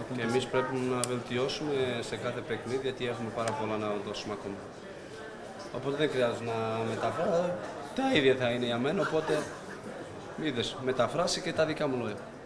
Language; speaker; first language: Greek; non-native, fluent; Portuguese